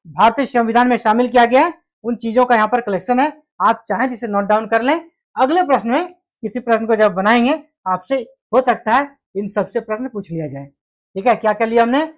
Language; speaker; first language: Hindi; native; Hindi